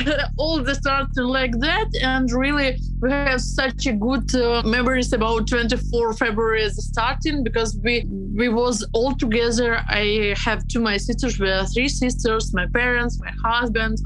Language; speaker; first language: English; non-native, learner; Ukrainian